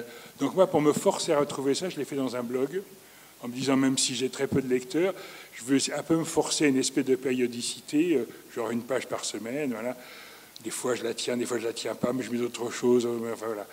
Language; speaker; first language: French; native; French